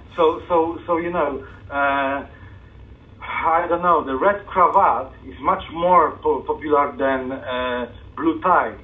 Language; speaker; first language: English; non-native, fluent; Polish